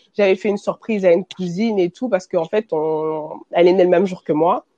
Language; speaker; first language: French; native; French